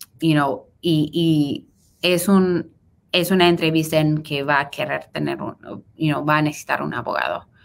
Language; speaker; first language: Spanish; early bilingual, heritage; Spanish